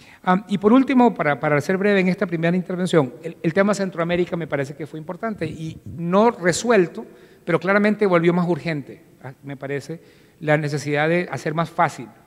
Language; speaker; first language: Spanish; native; Spanish